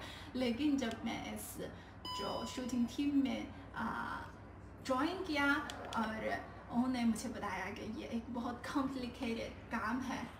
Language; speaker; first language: Hindi; non-native, learner; Chinese